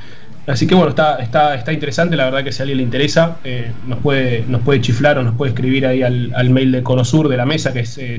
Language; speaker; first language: Spanish; native; Spanish